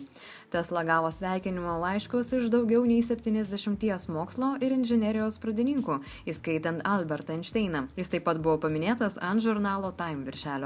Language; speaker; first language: Lithuanian; native; Lithuanian